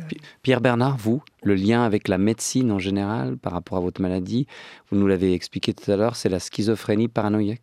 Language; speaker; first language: French; native; French